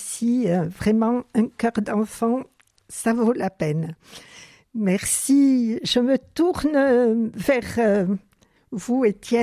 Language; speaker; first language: French; native; French